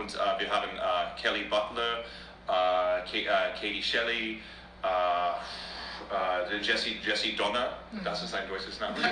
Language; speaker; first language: German; non-native, learner; English